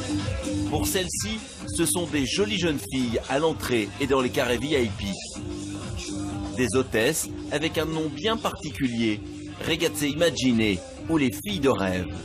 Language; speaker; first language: French; native; French